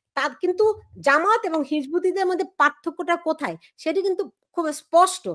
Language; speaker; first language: Bangla; native; Bangla